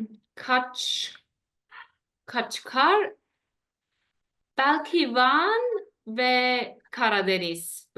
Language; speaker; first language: Turkish; non-native, learner; German